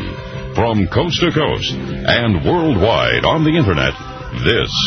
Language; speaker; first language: English; native; English